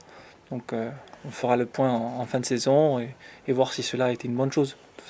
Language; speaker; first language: French; native; French